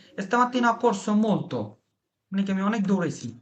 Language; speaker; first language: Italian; non-native, fluent; Bangla